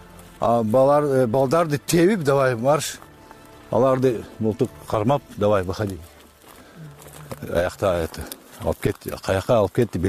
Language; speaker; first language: Kyrgyz; non-native, local second language; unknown